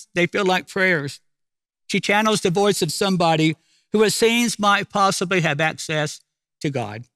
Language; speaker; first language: English; native; English